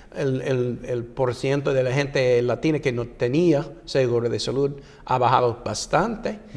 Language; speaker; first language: Spanish; non-native, fluent; English